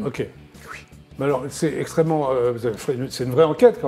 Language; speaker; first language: French; native; French